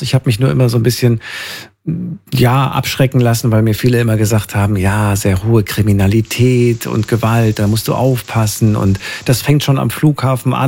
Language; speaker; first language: German; native; German